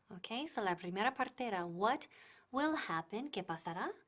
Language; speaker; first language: Spanish; non-native, fluent; English